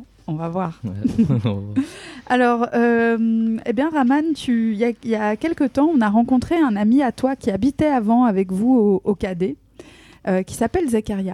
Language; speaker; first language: French; native; French